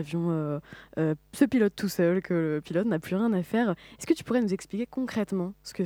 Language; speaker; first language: French; native; French